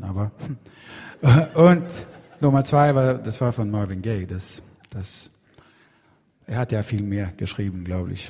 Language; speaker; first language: German; non-native, learner; Swedish